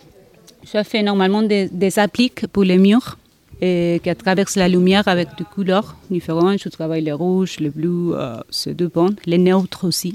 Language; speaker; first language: French; non-native, learner; Spanish